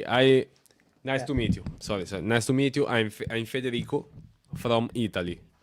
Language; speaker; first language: English; non-native, learner; Italian